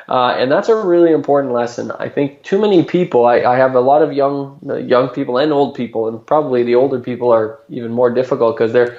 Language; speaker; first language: English; native; English